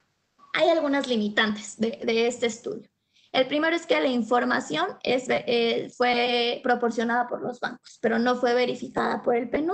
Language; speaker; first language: Spanish; native; Spanish